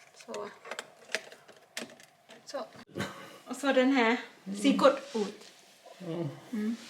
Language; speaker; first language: Swedish; non-native, learner; Thai